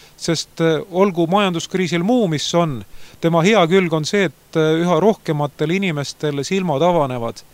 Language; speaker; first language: Estonian; native; Estonian